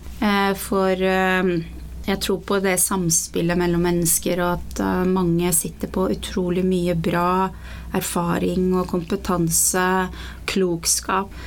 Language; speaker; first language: Norwegian; early bilingual, other home language; Persian